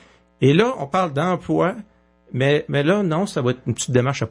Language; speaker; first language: French; native; French